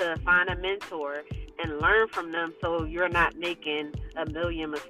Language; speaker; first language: English; native; English